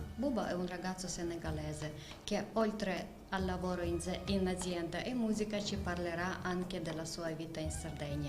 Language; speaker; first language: Italian; non-native, fluent; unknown